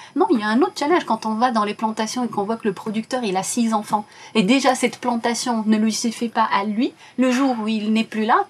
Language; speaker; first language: French; non-native, local second language; Arabic